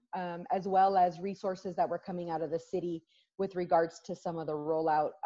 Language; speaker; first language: English; early bilingual, other home language; Spanish